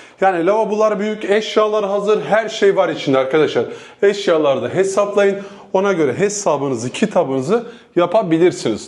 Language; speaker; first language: Turkish; native; Turkish